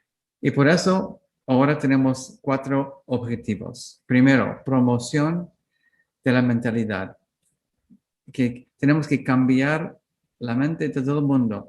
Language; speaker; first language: Spanish; non-native, learner; English